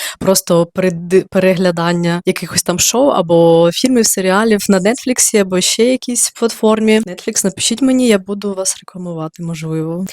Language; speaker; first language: Ukrainian; native; Ukrainian